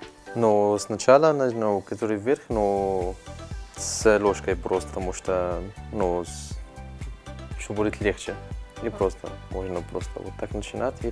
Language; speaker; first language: Russian; non-native, learner; Arabic